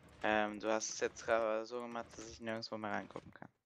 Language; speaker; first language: German; native; German